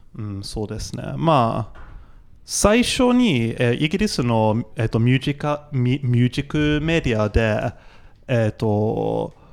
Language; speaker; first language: Japanese; non-native, fluent; English